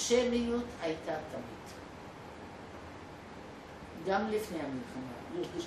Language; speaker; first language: Hebrew; non-native, fluent; Polish